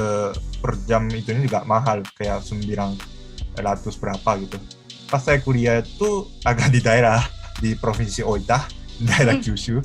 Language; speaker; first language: Indonesian; non-native, fluent; Japanese